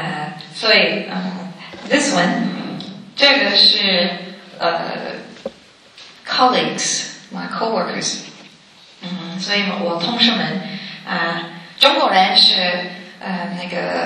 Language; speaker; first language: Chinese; non-native, learner; English